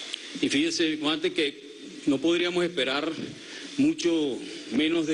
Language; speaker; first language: Spanish; native; Spanish